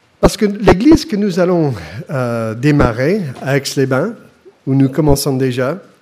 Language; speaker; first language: French; non-native, fluent; English